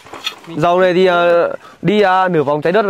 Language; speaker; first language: Vietnamese; native; Vietnamese